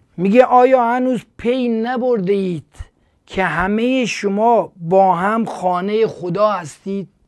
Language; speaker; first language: Persian; native; Persian